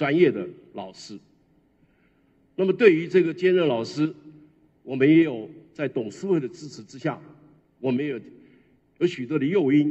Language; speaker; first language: Chinese; native; Chinese